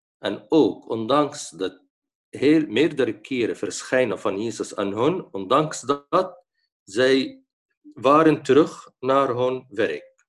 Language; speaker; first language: Dutch; non-native, fluent; Arabic